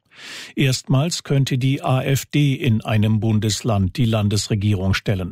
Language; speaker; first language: German; native; German